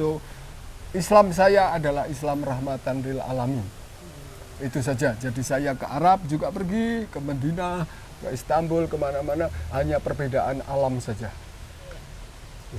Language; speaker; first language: Indonesian; non-native, local second language; Javanese